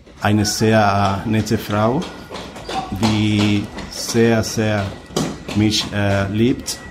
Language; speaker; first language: German; non-native, learner; Spanish